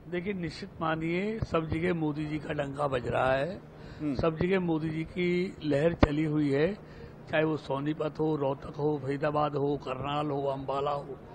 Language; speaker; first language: Hindi; native; Hindi